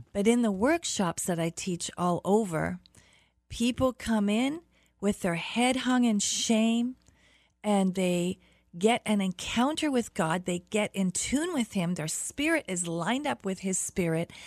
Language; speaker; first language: English; early bilingual, other home language; German